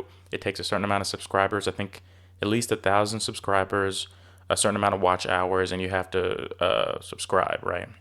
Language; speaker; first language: English; native; English